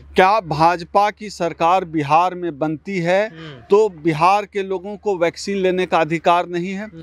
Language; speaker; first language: Hindi; native; Hindi